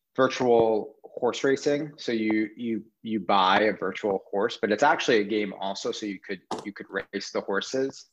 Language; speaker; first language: English; native; English